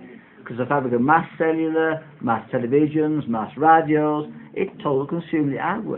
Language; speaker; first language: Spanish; non-native, learner; English